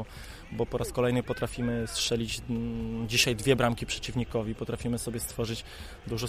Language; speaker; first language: Polish; native; Polish